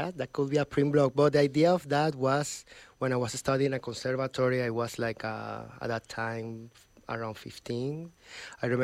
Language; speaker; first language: English; non-native, fluent; Spanish